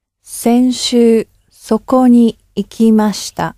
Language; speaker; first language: Japanese; non-native, learner; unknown